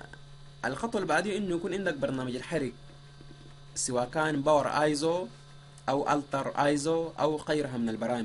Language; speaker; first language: Arabic; native; Arabic